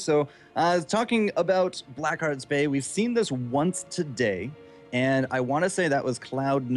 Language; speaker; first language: English; native; English